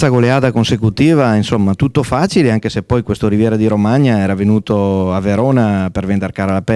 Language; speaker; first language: Italian; native; Italian